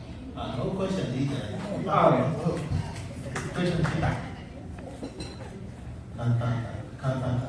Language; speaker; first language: Japanese; non-native, learner; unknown